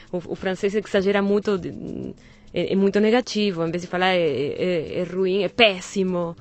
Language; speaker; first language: Portuguese; non-native, fluent; Spanish